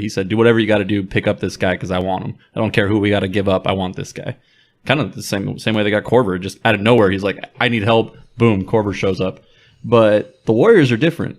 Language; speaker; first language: English; native; English